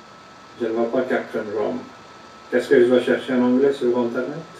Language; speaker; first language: French; non-native, fluent; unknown